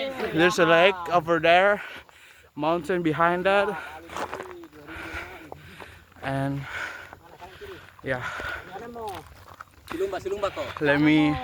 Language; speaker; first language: English; non-native, learner; Indonesian